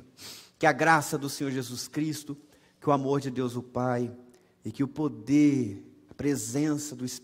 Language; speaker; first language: Portuguese; native; Portuguese